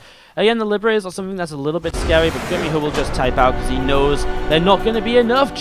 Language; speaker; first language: English; native; English